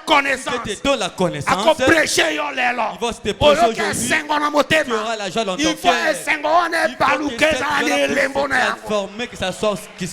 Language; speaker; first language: French; non-native, local second language; Lingala